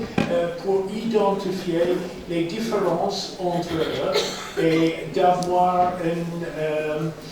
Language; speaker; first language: French; non-native, fluent; English